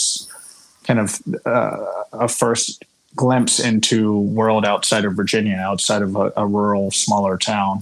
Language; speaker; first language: English; native; English